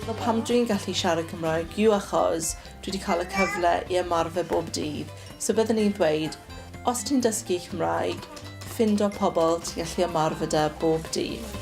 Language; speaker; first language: Welsh; non-native, local second language; English